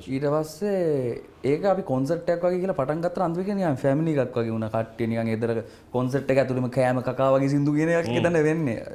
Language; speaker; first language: Sinhala; native; Sinhala